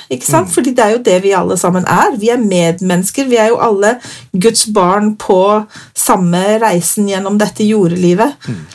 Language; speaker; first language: Norwegian; native; Norwegian